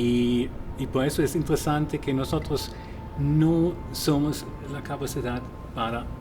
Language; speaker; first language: Spanish; non-native, fluent; German